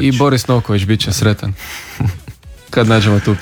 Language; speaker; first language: Serbian; native; Serbian